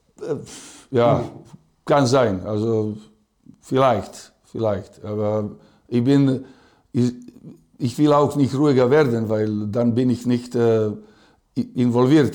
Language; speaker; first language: German; non-native, fluent; Serbian